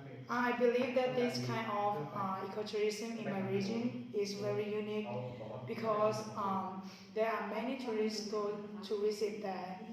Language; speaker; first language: English; non-native, learner; Thai